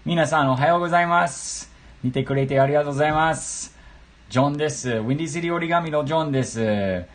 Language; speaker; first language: Japanese; non-native, learner; English